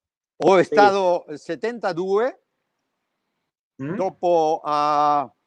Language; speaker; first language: Italian; early bilingual, heritage; Spanish